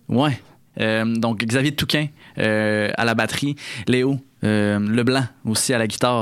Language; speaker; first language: French; native; French